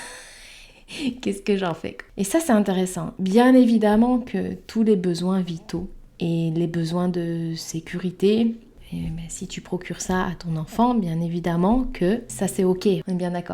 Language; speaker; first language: French; native; French